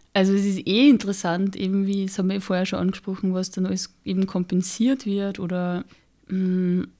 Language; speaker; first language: German; native; German